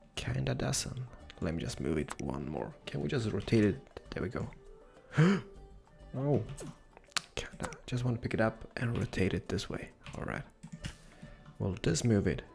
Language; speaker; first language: English; non-native, fluent; Polish